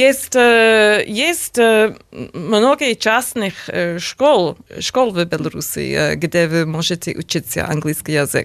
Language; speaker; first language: Russian; non-native, learner; English